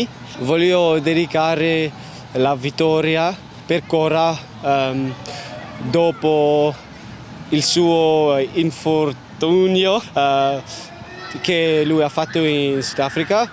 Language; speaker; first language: Italian; non-native, learner; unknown